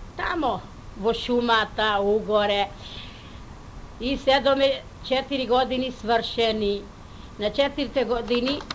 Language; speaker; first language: Macedonian; native; Macedonian